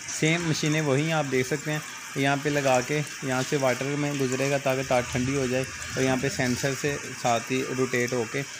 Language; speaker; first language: Urdu; non-native, local second language; Punjabi